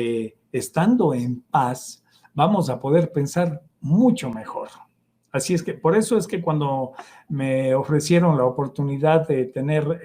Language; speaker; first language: Spanish; native; Spanish